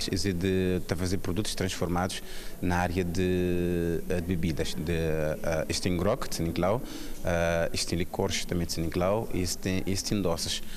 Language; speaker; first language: Portuguese; non-native, local second language; Kabuverdianu